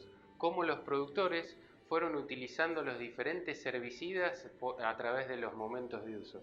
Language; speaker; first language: Spanish; native; Spanish